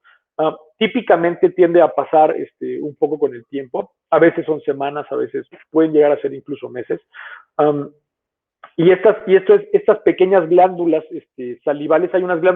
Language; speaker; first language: Spanish; native; Spanish